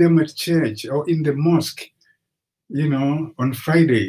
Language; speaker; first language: English; non-native, local second language; Swahili